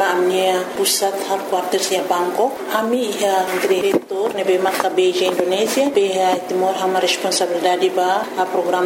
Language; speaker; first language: Portuguese; non-native, learner; Tetum